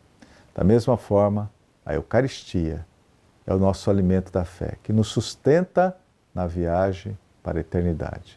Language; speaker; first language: Portuguese; native; Portuguese